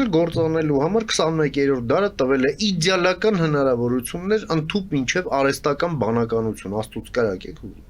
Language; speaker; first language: Armenian; native; Armenian